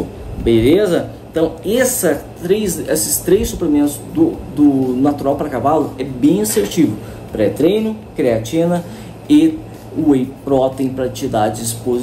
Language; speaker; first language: Portuguese; native; Portuguese